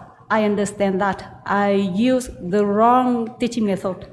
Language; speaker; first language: English; non-native, learner; Vietnamese